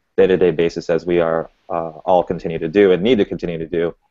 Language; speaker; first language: English; native; English